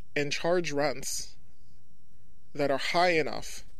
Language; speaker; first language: English; early bilingual, other home language; French